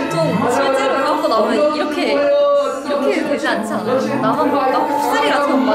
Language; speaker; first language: Korean; native; Korean